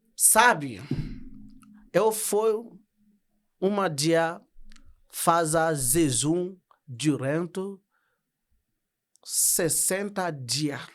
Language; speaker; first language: Portuguese; non-native, learner; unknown